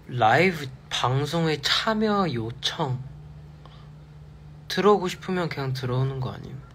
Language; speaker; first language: Korean; non-native, fluent; Chinese